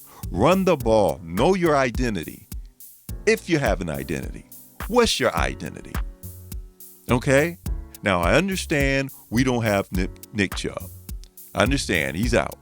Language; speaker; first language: English; native; English